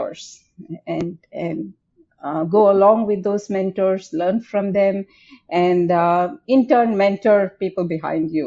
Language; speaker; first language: English; non-native, local second language; Tamil